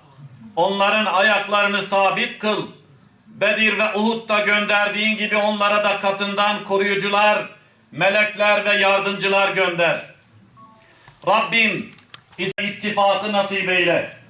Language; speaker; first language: Turkish; native; Turkish